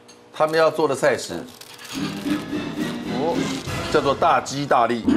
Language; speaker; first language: Chinese; native; Chinese